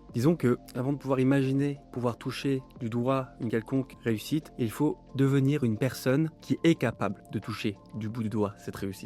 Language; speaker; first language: French; native; French